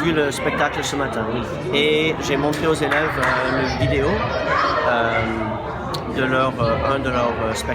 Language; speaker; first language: French; non-native, local second language; English